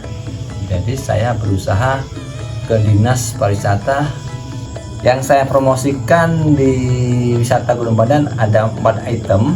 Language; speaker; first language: Indonesian; non-native, local second language; Javanese